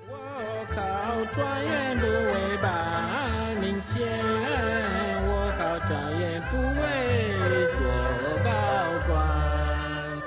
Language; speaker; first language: Chinese; non-native, fluent; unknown